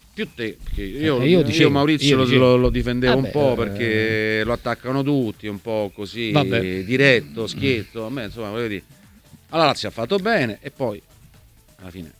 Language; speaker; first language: Italian; native; Italian